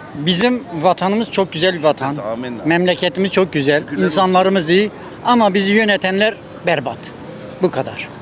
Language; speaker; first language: Turkish; native; Turkish